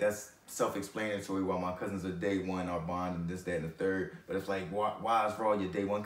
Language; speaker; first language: English; native; English